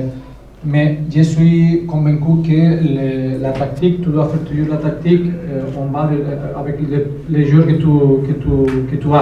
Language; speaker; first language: French; non-native, learner; Spanish